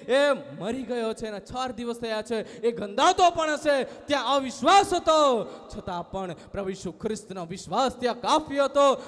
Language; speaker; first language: Gujarati; native; Gujarati